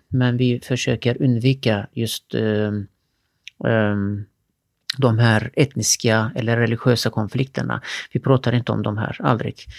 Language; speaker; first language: Swedish; non-native, fluent; Turkish